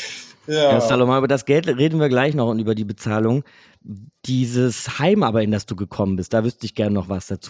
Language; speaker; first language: German; native; German